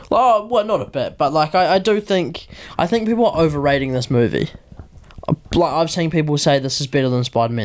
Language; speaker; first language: English; native; English